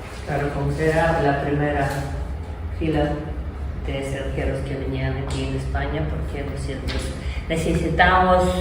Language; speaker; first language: Spanish; non-native, learner; Ukrainian